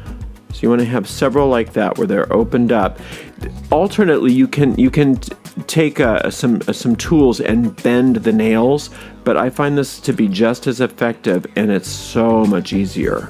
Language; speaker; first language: English; native; English